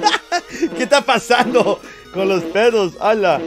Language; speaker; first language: Spanish; native; Spanish